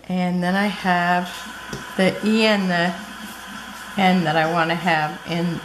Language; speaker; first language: English; native; English